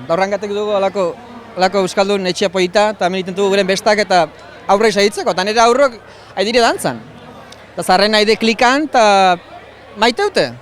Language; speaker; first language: Basque; native; Basque